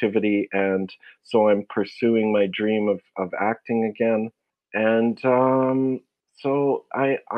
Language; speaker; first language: English; native; English